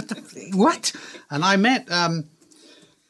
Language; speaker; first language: English; native; English